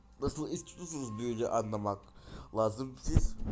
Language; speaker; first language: Turkish; non-native, learner; Russian